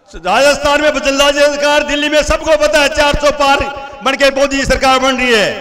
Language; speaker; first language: Hindi; native; Hindi